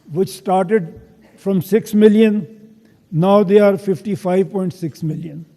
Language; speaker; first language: English; non-native, local second language; Urdu